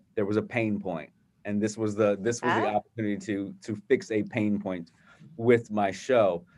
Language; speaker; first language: English; native; English